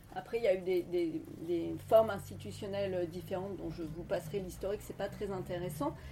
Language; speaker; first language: French; native; French